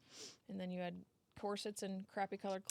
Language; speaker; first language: English; native; English